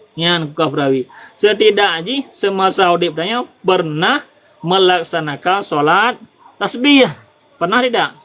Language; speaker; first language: Malay; non-native, local second language; Achinese